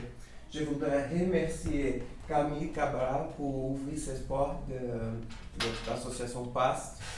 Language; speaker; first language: French; non-native, learner; Portuguese